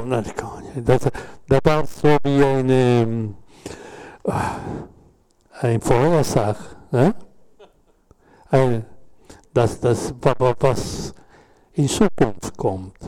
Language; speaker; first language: German; non-native, learner; Spanish